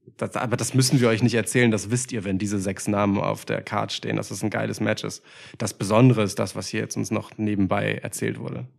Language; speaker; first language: German; early bilingual, other home language; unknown